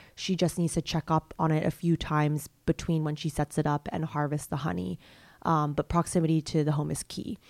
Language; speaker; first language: English; non-native, local second language; Cantonese